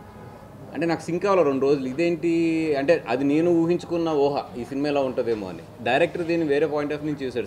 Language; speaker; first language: Telugu; native; Telugu